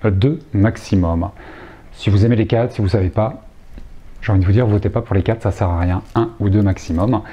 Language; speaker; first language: French; native; French